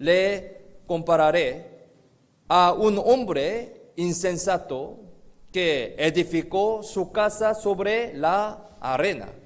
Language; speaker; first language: Spanish; non-native, fluent; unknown